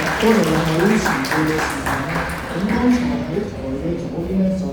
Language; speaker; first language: Cantonese; native; Cantonese